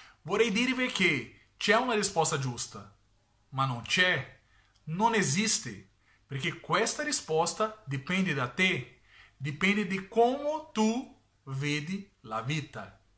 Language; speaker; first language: Italian; non-native, learner; Portuguese